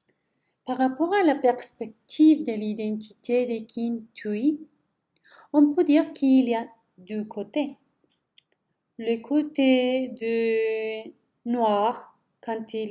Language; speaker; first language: French; non-native, learner; Spanish